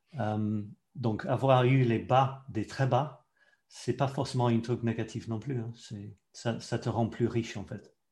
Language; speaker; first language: French; non-native, fluent; English